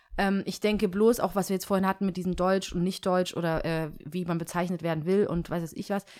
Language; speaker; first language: German; early bilingual, other home language; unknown